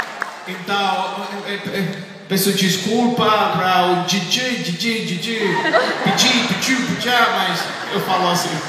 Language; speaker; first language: Portuguese; non-native, fluent; Italian